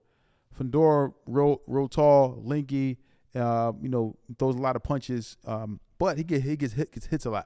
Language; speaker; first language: English; native; English